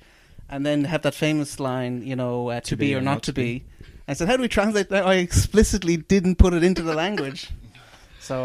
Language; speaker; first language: English; native; English